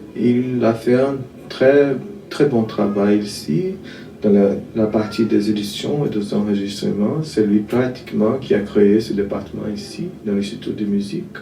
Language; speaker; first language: French; non-native, fluent; Portuguese